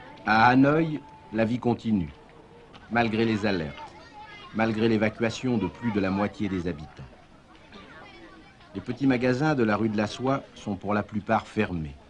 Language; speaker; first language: French; native; French